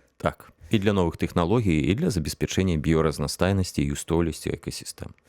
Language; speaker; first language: Belarusian; non-native, local second language; Russian